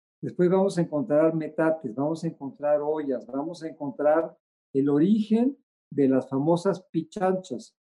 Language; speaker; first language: Spanish; native; Spanish